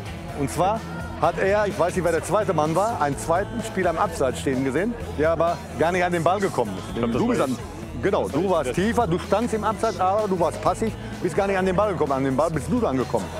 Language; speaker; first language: German; native; German